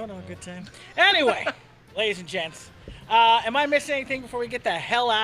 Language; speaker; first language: English; native; English